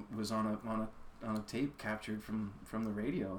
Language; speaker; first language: English; native; English